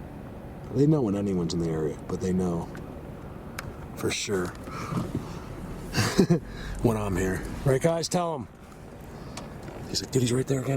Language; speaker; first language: English; native; English